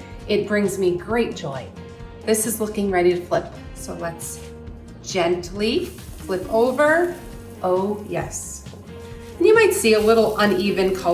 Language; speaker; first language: English; native; English